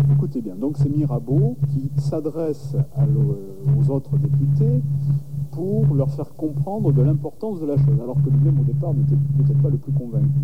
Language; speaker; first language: French; native; French